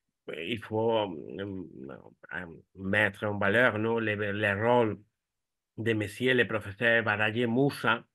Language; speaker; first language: French; non-native, fluent; Spanish